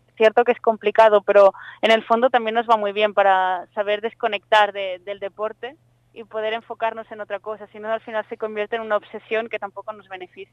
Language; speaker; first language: Spanish; native; Spanish